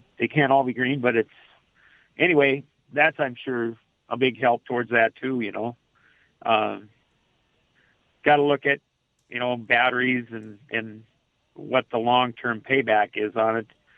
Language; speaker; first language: English; native; English